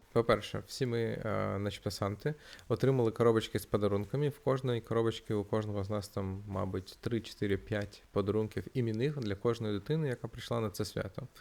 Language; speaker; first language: Ukrainian; native; Ukrainian